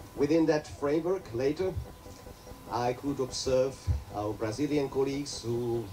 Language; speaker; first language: English; non-native, fluent; Czech